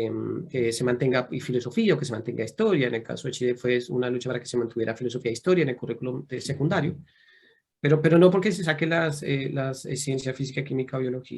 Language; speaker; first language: Spanish; native; Spanish